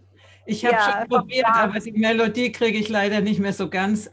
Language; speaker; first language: German; native; German